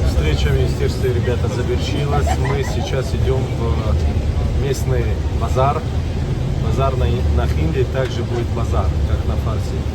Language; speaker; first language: Russian; non-native, fluent; Tajik